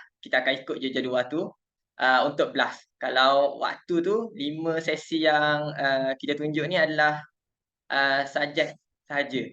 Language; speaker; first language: Malay; native; Malay